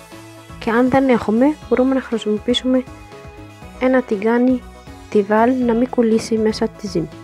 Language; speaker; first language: Greek; non-native, learner; Arabic